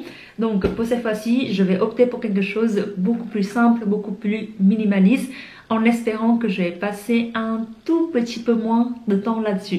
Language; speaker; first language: French; non-native, fluent; Vietnamese